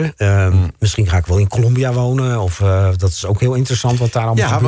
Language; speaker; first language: Dutch; native; Dutch